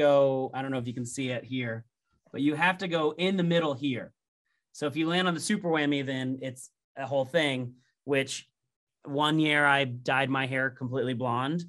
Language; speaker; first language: English; native; English